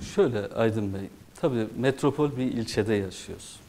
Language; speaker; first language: Turkish; native; Turkish